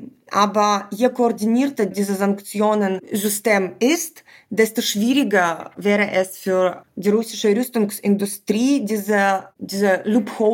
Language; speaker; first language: German; non-native, fluent; Ukrainian